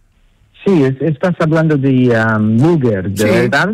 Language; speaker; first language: Spanish; non-native, fluent; English